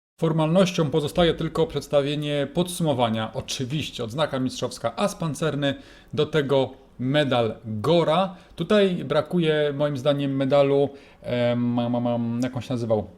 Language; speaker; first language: Polish; native; Polish